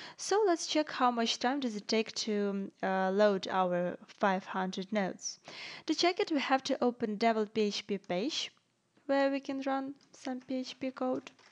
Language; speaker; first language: English; non-native, fluent; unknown